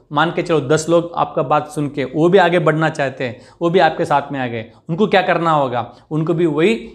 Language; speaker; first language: Hindi; non-native, local second language; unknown